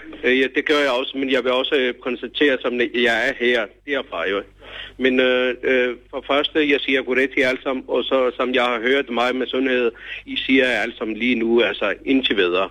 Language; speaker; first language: Danish; non-native, learner; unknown